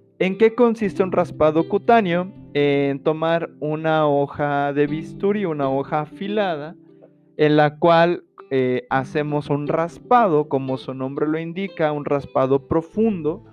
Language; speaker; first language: Spanish; native; Spanish